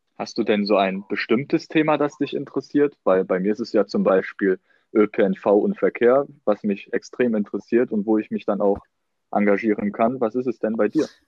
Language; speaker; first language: German; native; German